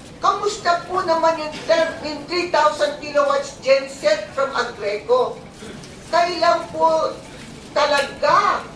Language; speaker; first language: Filipino; native; Filipino